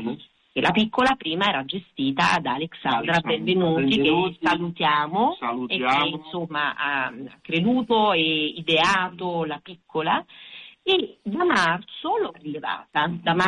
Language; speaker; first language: Italian; native; Italian